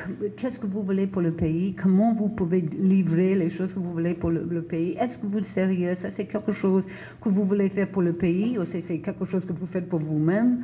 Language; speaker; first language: French; non-native, fluent; English